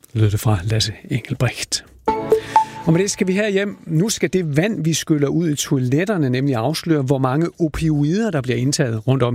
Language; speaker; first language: Danish; native; Danish